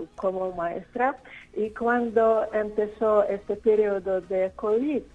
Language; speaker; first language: Spanish; non-native, fluent; Russian